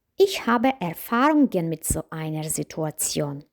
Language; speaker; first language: German; non-native, fluent; Ukrainian